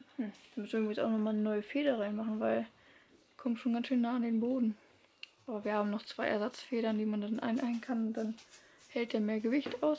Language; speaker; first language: German; native; German